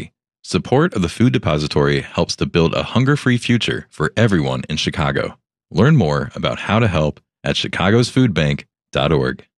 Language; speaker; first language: English; native; English